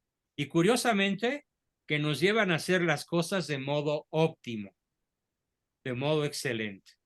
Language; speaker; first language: Spanish; native; Spanish